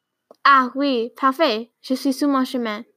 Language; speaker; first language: French; non-native, learner; English